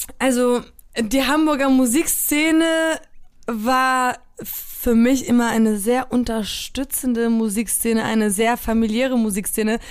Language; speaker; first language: German; early bilingual, other home language; Polish